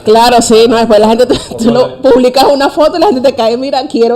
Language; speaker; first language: Spanish; native; Spanish